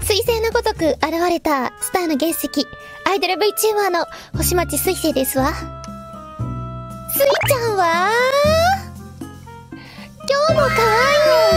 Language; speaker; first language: Japanese; native; Japanese